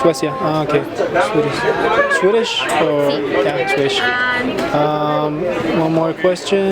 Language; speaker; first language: English; non-native, learner; Spanish